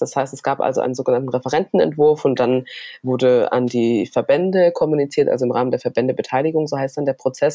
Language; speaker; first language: German; native; German